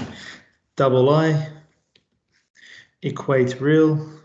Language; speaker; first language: English; native; English